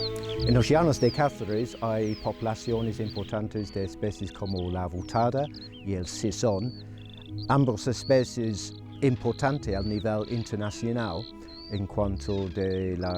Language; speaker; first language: Spanish; non-native, fluent; English